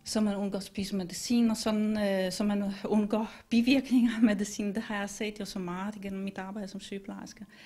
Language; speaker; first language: Danish; non-native, fluent; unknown